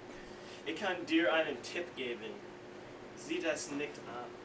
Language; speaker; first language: German; non-native, learner; English